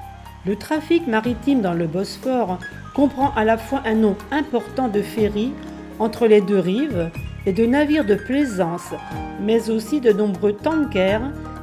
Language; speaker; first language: French; native; French